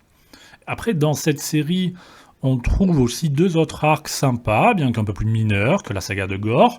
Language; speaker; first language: French; native; French